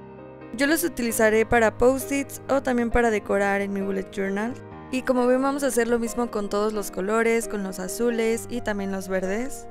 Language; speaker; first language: Spanish; native; Spanish